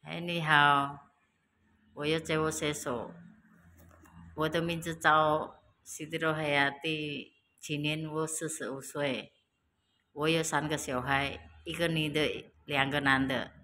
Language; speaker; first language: Chinese; non-native, learner; Indonesian